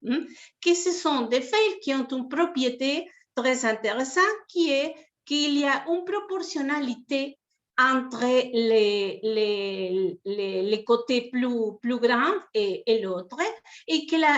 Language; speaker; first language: French; non-native, fluent; Spanish